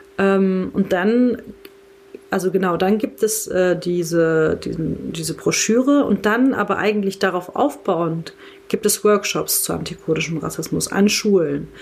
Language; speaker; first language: German; early bilingual, other home language; Kurdish